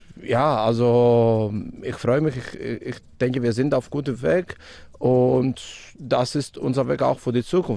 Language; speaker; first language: German; non-native, fluent; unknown